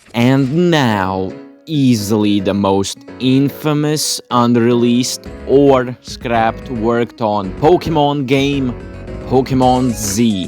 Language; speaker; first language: English; non-native, fluent; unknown